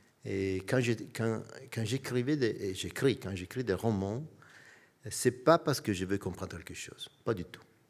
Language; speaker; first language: French; non-native, fluent; Italian